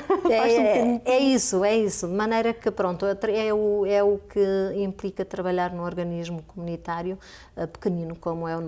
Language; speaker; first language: Portuguese; native; Portuguese